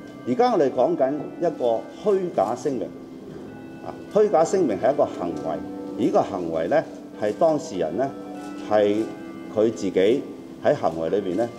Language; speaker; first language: Cantonese; native; Cantonese